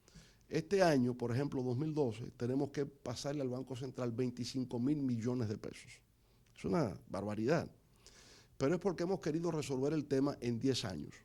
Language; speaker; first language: Spanish; native; Spanish